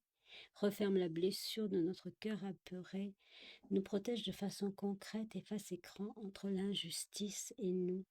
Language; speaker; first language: French; native; French